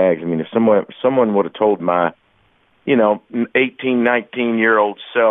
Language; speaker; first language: English; native; English